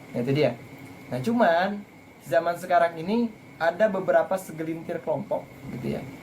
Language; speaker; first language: Indonesian; native; Indonesian